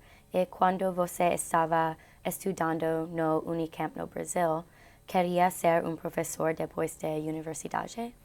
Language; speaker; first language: Portuguese; non-native, learner; English